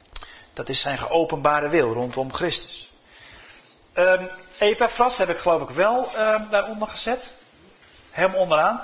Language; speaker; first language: Dutch; native; Dutch